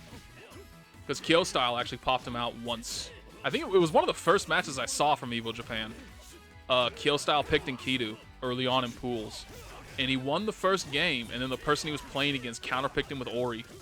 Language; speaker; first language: English; native; English